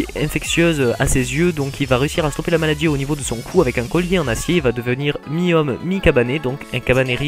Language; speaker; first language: French; native; French